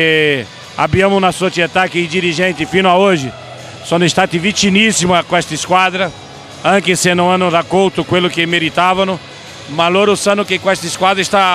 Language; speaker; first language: Italian; non-native, fluent; Portuguese